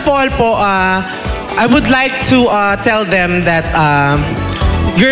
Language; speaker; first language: Filipino; non-native, local second language; Hiligaynon